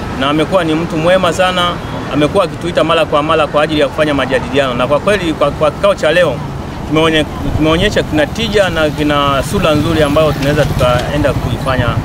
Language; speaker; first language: Swahili; native; Swahili